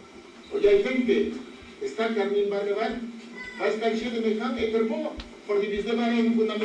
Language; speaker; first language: Norwegian; non-native, learner; Kurdish